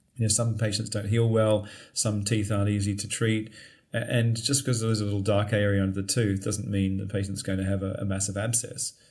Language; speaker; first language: English; native; English